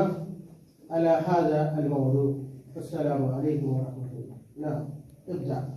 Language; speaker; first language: Arabic; non-native, fluent; Urdu